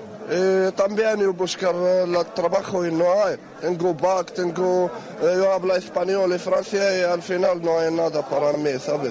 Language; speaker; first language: Spanish; non-native, learner; Arabic